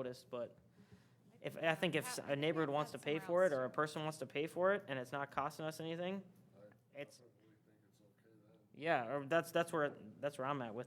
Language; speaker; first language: English; native; English